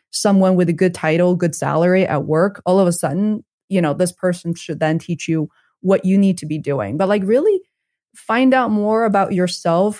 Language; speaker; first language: English; non-native, fluent; Chinese